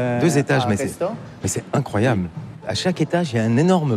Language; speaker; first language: French; native; French